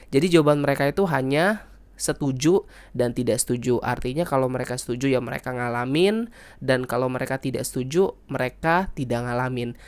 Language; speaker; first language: Indonesian; native; Indonesian